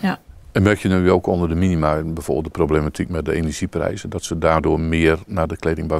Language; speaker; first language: Dutch; native; Dutch